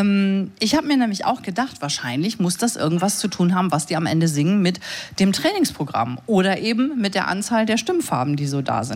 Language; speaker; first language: German; native; German